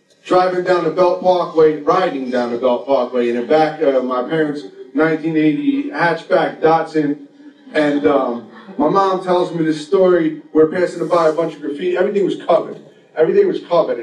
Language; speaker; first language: English; native; English